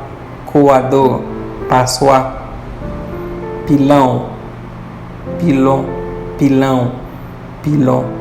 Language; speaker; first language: Portuguese; non-native, fluent; Haitian Creole